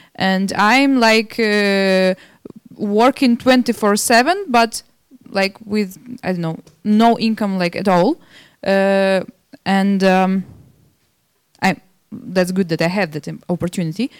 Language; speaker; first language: English; non-native, fluent; Belarusian